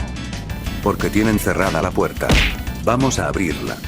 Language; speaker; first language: Spanish; native; Spanish